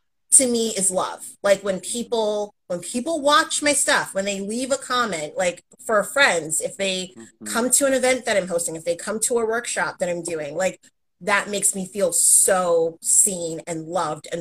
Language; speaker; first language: English; native; English